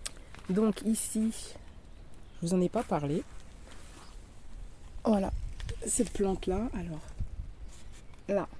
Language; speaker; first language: French; native; French